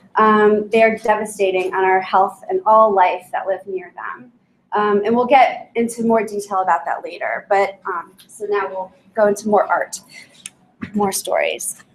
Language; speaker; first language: English; native; English